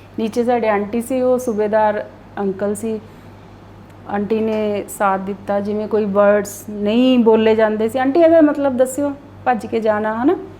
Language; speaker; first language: Punjabi; non-native, local second language; Hindi